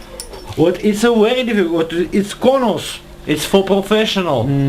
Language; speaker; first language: English; non-native, learner; Russian